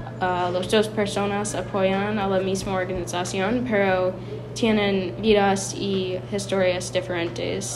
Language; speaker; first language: Spanish; non-native, learner; English